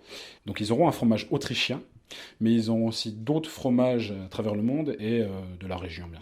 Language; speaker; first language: French; native; French